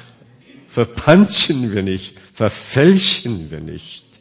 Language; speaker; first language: German; non-native, fluent; Korean